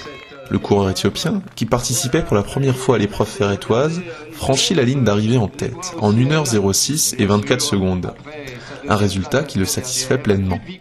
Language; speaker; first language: French; native; French